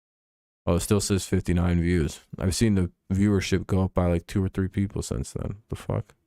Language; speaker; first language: English; native; English